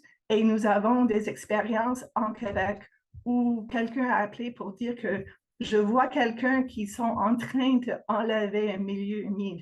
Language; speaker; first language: French; non-native, fluent; English